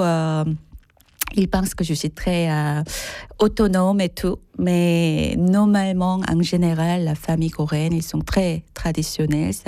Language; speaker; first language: French; non-native, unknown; Korean